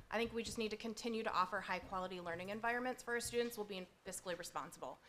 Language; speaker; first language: English; native; English